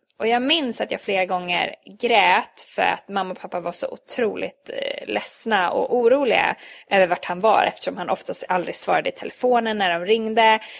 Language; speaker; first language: Swedish; early bilingual, other home language; Hungarian